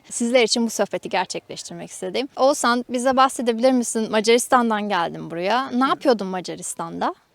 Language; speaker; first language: Turkish; native; Turkish